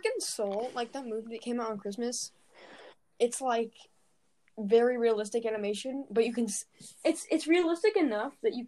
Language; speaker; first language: English; native; English